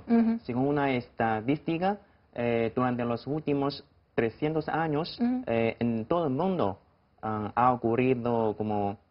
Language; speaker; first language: Spanish; non-native, fluent; Chinese